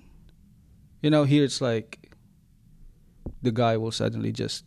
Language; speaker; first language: English; non-native, local second language; Waray